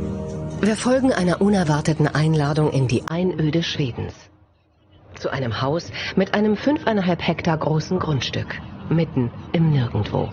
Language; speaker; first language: German; native; German